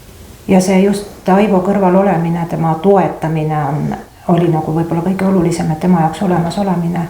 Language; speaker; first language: Estonian; native; Estonian